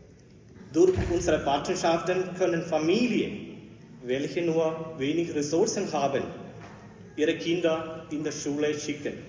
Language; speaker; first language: German; non-native, fluent; Malayalam